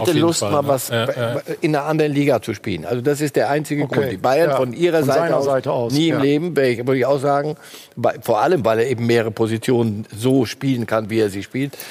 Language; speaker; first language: German; native; German